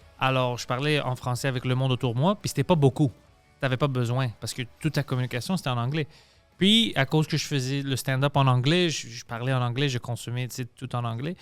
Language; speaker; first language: French; non-native, local second language; Greek